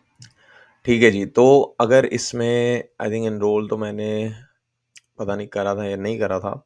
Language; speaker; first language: Hindi; native; Hindi